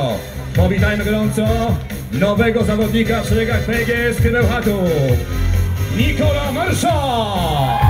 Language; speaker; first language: Polish; native; Polish